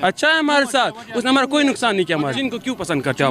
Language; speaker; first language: Hindi; non-native, learner; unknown